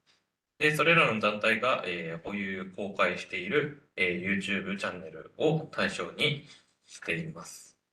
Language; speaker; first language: Japanese; native; Japanese